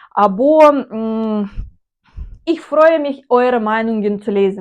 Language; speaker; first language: German; non-native, fluent; Ukrainian